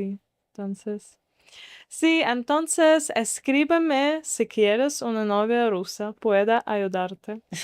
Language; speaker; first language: Spanish; non-native, learner; Russian